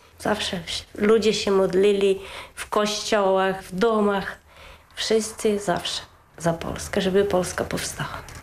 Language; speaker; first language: Polish; early bilingual, heritage; Polish